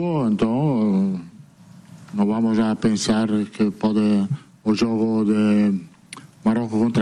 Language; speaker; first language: Portuguese; non-native, fluent; Italian